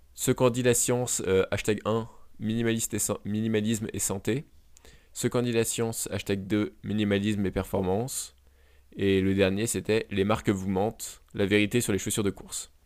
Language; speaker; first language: French; native; French